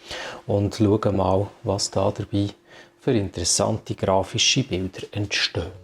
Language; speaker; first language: German; native; German